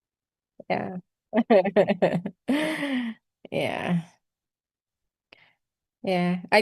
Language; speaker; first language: English; non-native, learner; Spanish